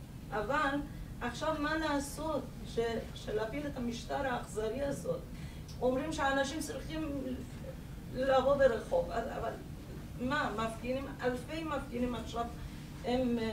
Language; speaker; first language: Hebrew; non-native, learner; Persian